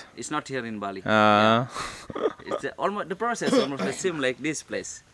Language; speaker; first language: English; non-native, learner; Indonesian